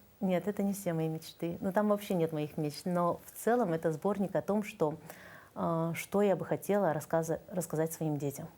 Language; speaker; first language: Russian; native; Russian